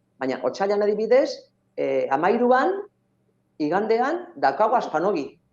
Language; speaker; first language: Basque; non-native, local second language; Spanish